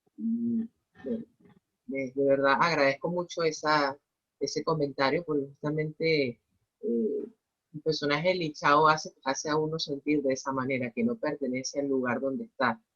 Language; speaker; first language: Spanish; native; Spanish